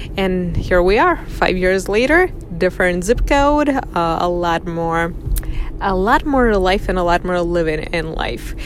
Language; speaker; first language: English; non-native, fluent; Russian